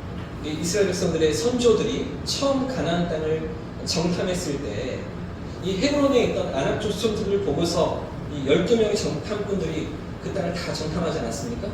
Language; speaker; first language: Korean; native; Korean